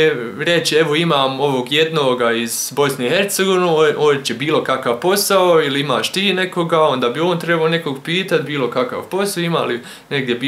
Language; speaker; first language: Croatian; early bilingual, heritage; Croatian